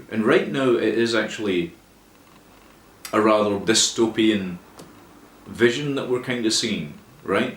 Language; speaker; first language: English; native; English